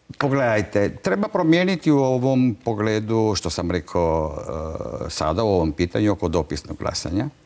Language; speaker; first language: Croatian; non-native, local second language; Italian